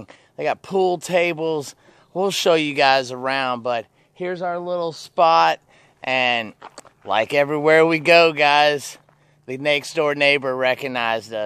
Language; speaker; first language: English; native; English